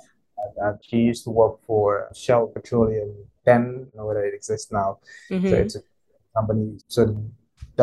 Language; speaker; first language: English; non-native, local second language; Krio